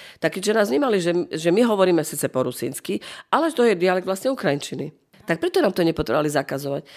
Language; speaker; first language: Slovak; non-native, local second language; Rusyn